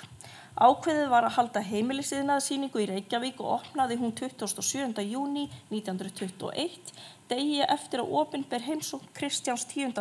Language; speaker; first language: Icelandic; native; Icelandic